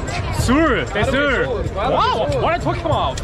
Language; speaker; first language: English; non-native, learner; Korean